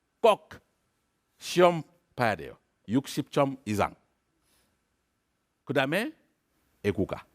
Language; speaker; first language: Korean; non-native, learner; French